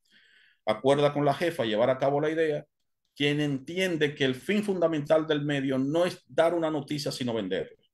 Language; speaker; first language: Spanish; native; Spanish